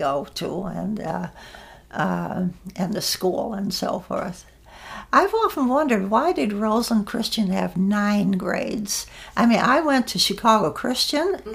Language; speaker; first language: English; non-native, fluent; Dutch